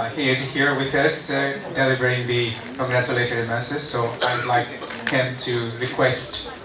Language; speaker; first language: English; non-native, local second language; Nepali